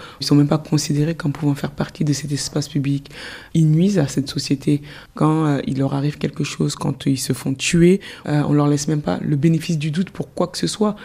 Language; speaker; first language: French; early bilingual, other home language; Soninke